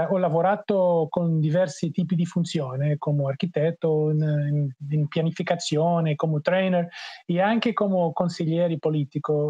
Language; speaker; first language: Italian; non-native, learner; Portuguese